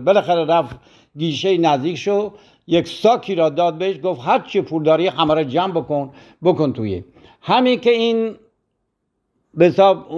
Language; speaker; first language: Persian; native; Persian